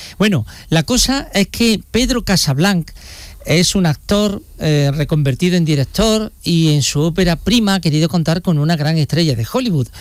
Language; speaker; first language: Spanish; native; Spanish